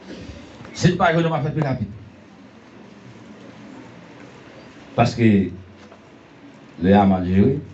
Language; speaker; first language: French; non-native, learner; Haitian Creole